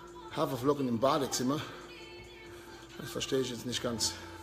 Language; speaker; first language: German; early bilingual, heritage; German